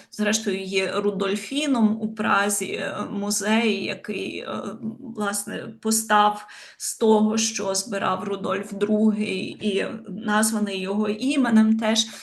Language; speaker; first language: Ukrainian; native; Ukrainian